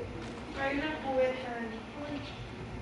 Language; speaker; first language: Spanish; native; Spanish